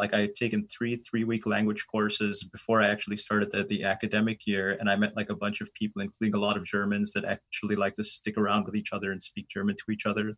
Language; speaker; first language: English; native; English